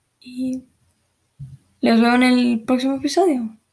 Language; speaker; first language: Spanish; early bilingual, heritage; Spanish